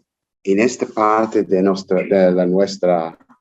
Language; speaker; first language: Spanish; non-native, learner; English